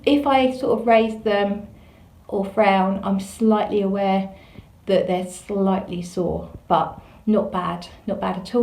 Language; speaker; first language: English; native; English